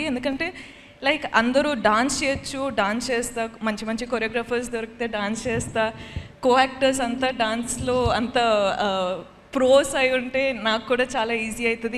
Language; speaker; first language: Telugu; non-native, fluent; Kodava